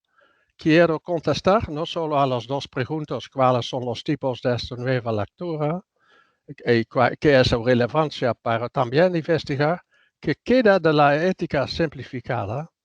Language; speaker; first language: Spanish; non-native, fluent; Dutch